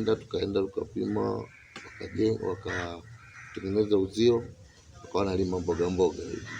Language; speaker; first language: Swahili; native; Swahili